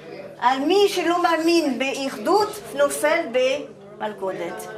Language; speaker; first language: Hebrew; non-native, fluent; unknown